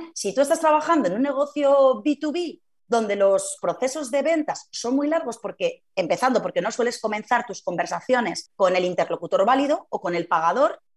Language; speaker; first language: Spanish; native; Spanish